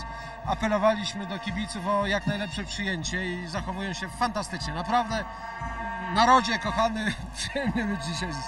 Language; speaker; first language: Polish; native; Polish